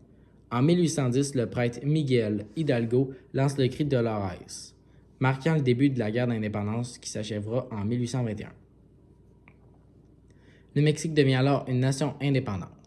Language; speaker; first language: French; native; French